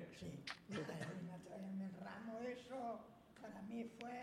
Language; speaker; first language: Spanish; native; Spanish